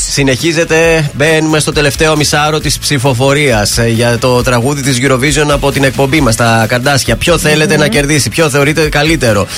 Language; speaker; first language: Greek; native; Greek